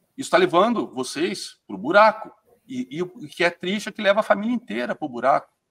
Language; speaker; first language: Portuguese; native; Portuguese